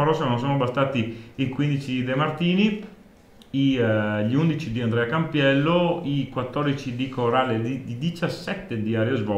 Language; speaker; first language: Italian; native; Italian